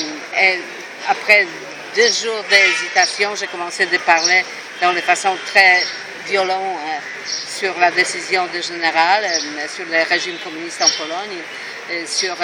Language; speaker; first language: French; non-native, fluent; Polish